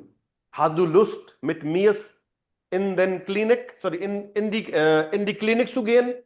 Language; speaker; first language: German; non-native, fluent; Hindi